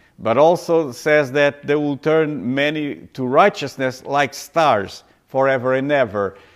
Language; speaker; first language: English; non-native, fluent; Portuguese